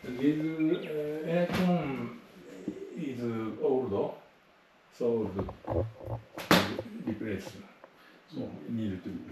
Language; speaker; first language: English; non-native, learner; Japanese